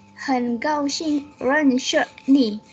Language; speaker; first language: Chinese; non-native, learner; Malay